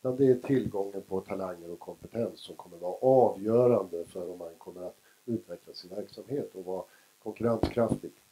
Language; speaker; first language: Swedish; native; Swedish